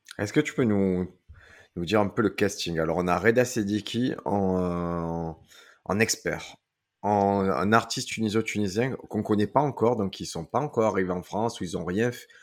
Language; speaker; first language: French; native; French